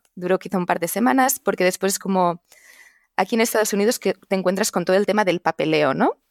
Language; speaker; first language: Spanish; non-native, local second language; Catalan